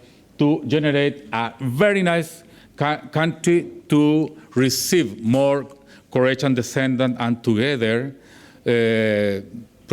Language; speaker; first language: English; non-native, learner; Spanish